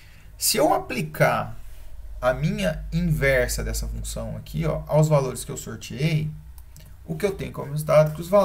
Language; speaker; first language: Portuguese; native; Portuguese